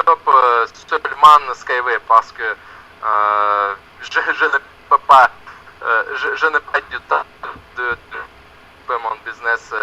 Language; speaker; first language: French; non-native, learner; Russian